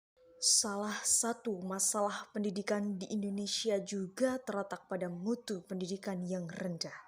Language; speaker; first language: Indonesian; native; Indonesian